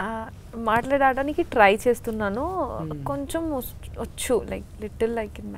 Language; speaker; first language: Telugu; non-native, learner; Bangla